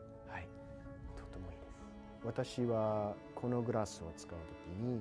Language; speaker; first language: Japanese; non-native, fluent; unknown